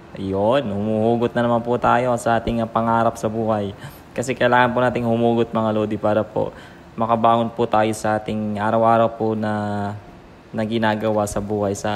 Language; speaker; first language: Filipino; native; Filipino